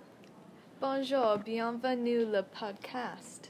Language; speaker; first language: French; non-native, learner; English